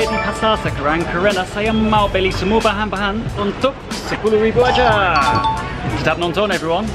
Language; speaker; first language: Indonesian; non-native, fluent; English